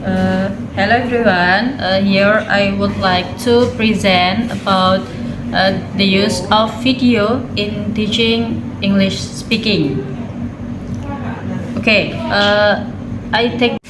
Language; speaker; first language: English; non-native, learner; Indonesian